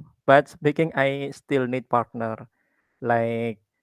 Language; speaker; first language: English; non-native, learner; Indonesian